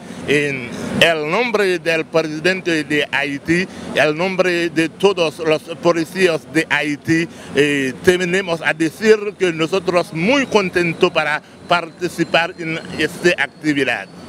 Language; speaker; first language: Spanish; non-native, local second language; Haitian Creole